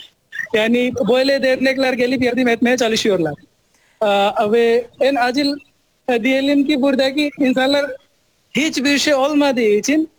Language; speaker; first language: Turkish; non-native, fluent; Nepali